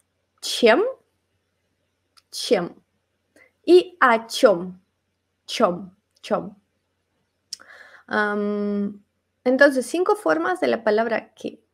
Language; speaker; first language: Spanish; non-native, fluent; Russian